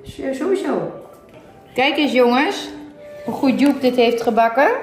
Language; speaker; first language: Dutch; native; Dutch